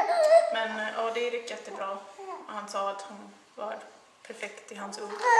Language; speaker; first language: Swedish; non-native, fluent; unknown